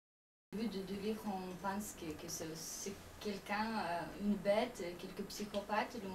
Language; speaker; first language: French; non-native, fluent; Lithuanian